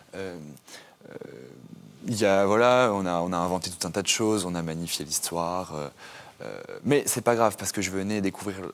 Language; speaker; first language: French; native; French